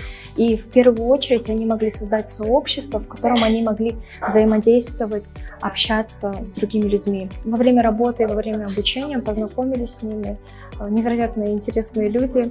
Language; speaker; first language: Russian; native; Russian